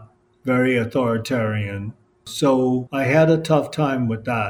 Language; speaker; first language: English; non-native, local second language; Cantonese